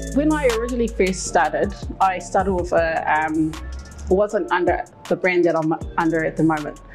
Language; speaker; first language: English; native; English